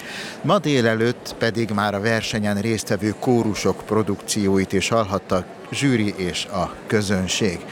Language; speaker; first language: Hungarian; native; Hungarian